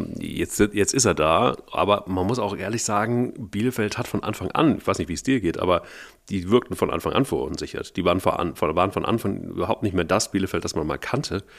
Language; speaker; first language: German; native; German